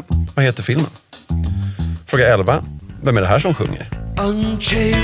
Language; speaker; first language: Swedish; native; Swedish